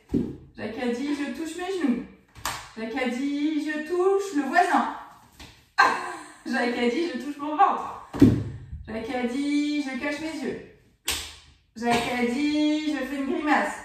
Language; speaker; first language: French; native; French